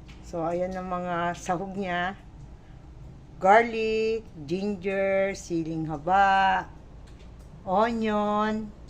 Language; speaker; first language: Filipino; non-native, local second language; Pampanga